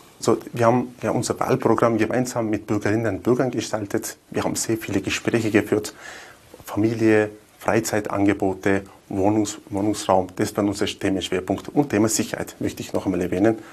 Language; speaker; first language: German; native; German